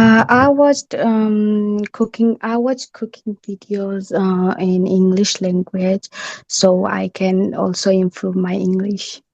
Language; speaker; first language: English; non-native, learner; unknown